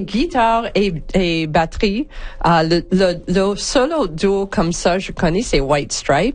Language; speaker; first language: French; non-native, learner; English